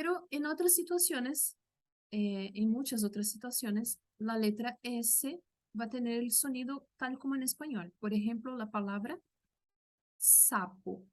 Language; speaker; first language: Spanish; non-native, local second language; Portuguese